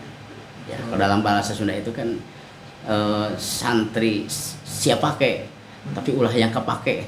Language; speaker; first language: Indonesian; non-native, local second language; Sundanese